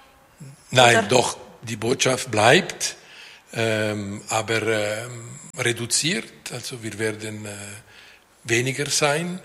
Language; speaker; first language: German; non-native, local second language; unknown